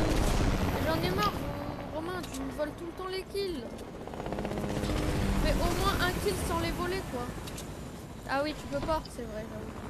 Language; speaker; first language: French; native; French